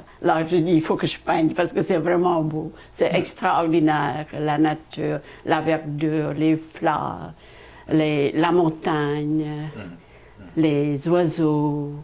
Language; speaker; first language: French; non-native, fluent; Khmer